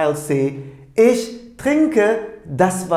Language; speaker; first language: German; non-native, fluent; Turkish